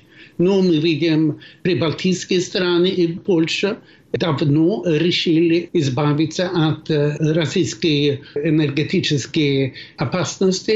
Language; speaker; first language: Russian; non-native, fluent; Swedish